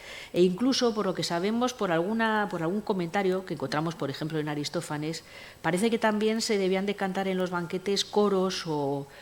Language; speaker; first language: Spanish; native; Spanish